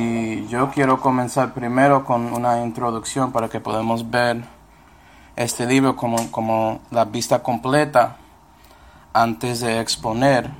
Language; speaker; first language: Spanish; non-native, fluent; English